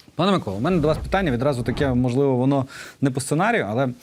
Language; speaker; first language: Ukrainian; native; Ukrainian